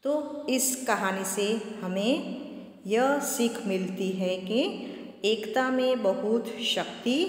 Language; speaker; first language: Hindi; non-native, local second language; Gujarati